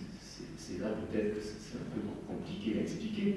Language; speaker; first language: French; native; French